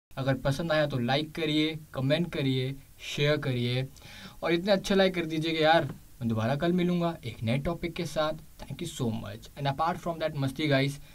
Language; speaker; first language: Hindi; native; Hindi